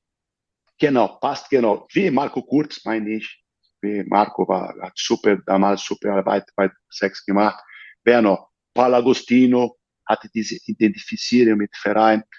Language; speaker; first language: German; non-native, learner; Portuguese